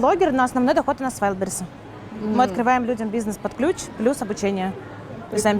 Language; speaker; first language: Russian; native; Russian